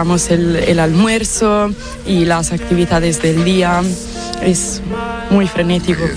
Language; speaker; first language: Spanish; non-native, fluent; Italian